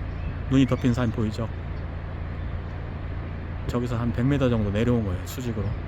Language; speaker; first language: Korean; native; Korean